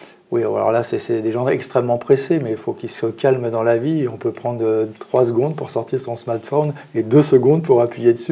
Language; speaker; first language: French; native; French